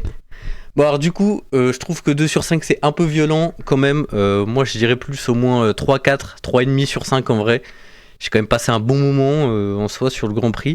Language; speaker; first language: French; native; French